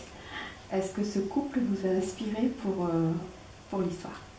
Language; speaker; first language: French; native; French